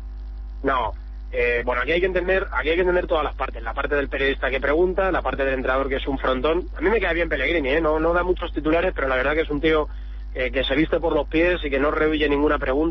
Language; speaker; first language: Spanish; native; Spanish